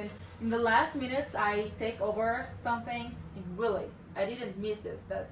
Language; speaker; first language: English; non-native, learner; Portuguese